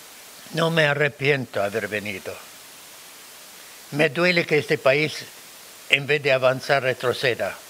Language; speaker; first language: Spanish; non-native, fluent; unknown